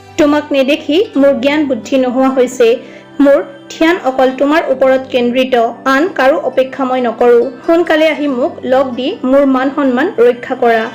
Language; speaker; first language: Assamese; native; Assamese